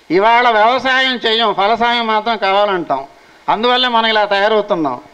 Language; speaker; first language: Telugu; non-native, local second language; Hindi